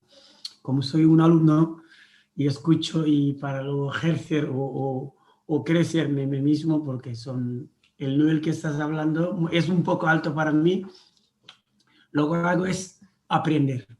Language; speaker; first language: Spanish; non-native, learner; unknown